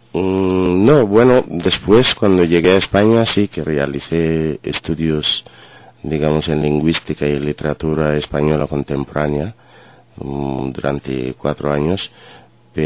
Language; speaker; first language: Spanish; non-native, fluent; Arabic